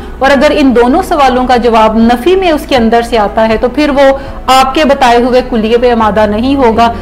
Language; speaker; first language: Urdu; native; Urdu